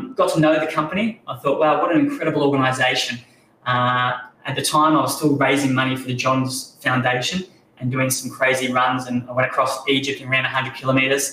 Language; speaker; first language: English; native; English